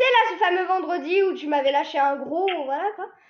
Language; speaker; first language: French; native; French